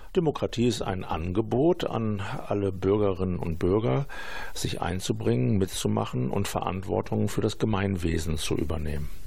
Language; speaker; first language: German; native; German